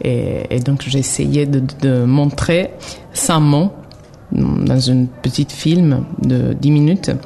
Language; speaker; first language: French; non-native, fluent; Italian